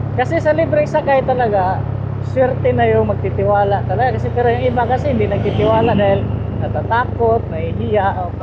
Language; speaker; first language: Filipino; native; Filipino